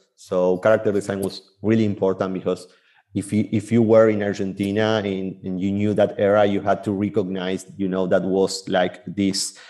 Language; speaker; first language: English; non-native, fluent; Spanish